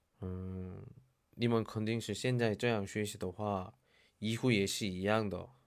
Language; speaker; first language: Chinese; non-native, learner; Korean